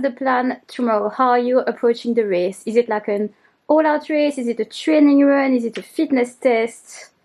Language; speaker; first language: English; native; English